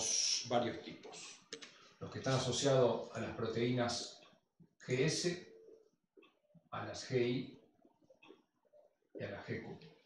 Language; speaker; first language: Spanish; native; Spanish